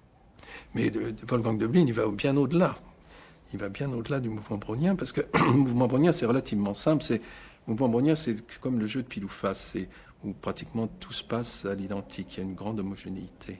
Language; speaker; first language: French; native; French